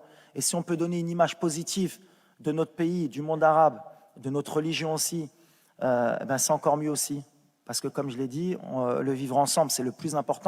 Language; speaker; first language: French; native; French